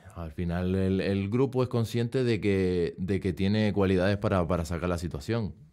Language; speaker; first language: Spanish; native; Spanish